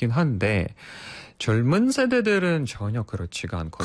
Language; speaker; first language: Korean; non-native, fluent; Russian